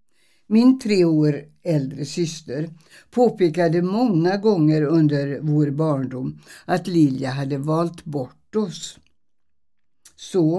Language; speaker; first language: Swedish; early bilingual, other home language; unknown